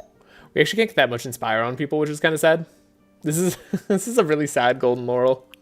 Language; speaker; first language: English; native; English